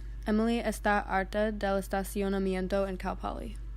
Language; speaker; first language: Spanish; non-native, learner; English